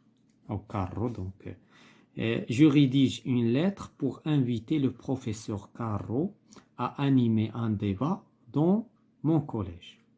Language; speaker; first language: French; non-native, local second language; Arabic